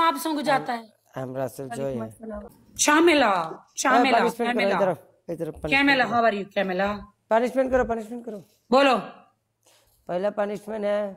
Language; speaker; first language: Hindi; non-native, learner; Bangla